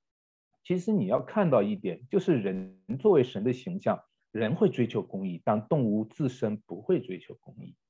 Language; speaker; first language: Chinese; native; Chinese